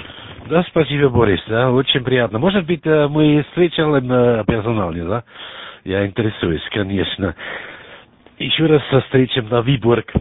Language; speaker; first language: Russian; non-native, learner; German